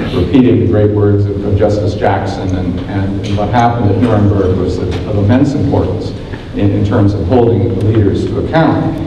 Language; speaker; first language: English; native; English